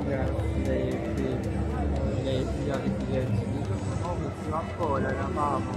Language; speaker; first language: French; non-native, local second language; Morisyen